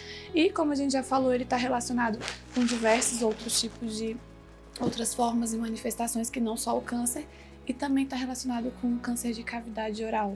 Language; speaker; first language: Portuguese; native; Portuguese